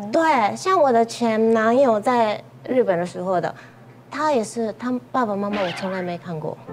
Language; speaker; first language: Chinese; non-native, fluent; Japanese